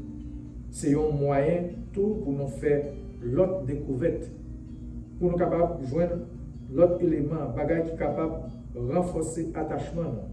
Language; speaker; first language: French; non-native, local second language; Haitian Creole